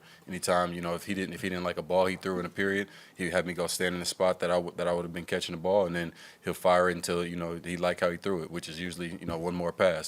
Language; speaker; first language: English; native; English